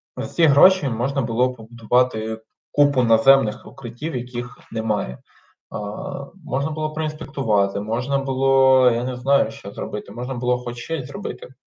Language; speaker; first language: Ukrainian; non-native, local second language; Russian